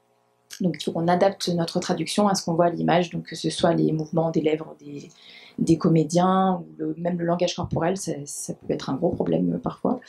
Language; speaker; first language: French; native; French